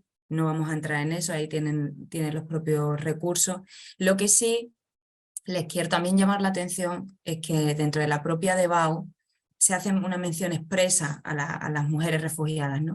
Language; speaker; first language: Spanish; native; Spanish